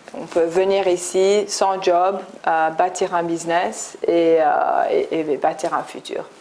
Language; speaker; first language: French; early bilingual, other home language; English